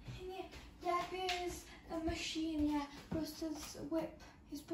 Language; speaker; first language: Russian; early bilingual, heritage; Russian